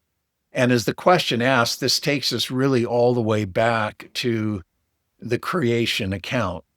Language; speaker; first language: English; native; English